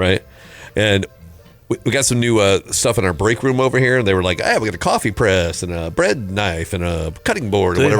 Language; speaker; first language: English; native; English